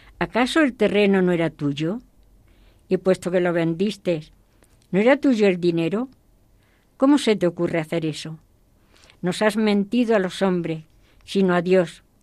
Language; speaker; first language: Spanish; native; Spanish